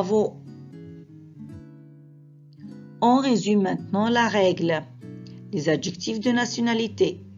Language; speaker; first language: French; non-native, fluent; Arabic